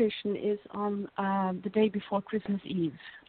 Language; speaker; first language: English; non-native, fluent; Norwegian